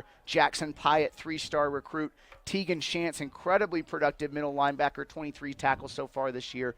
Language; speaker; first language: English; native; English